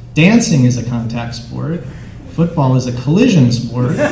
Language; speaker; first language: English; native; English